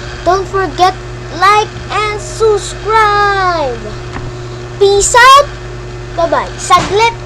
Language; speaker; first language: English; non-native, fluent; Filipino